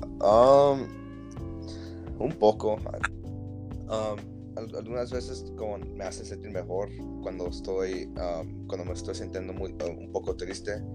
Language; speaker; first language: Spanish; early bilingual, heritage; Spanish